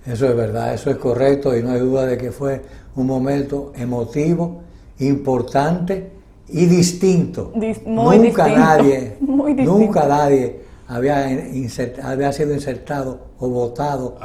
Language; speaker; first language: Spanish; native; Spanish